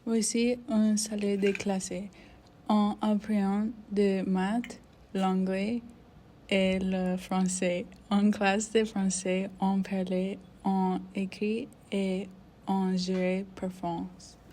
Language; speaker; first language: French; non-native, learner; English